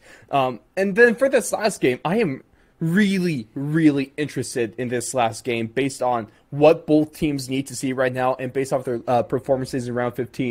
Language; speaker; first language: English; native; English